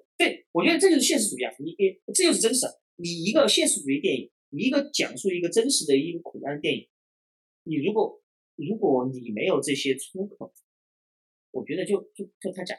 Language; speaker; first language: Chinese; non-native, local second language; Cantonese